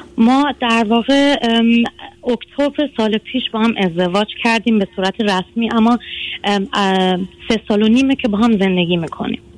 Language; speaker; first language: Persian; early bilingual, heritage; Persian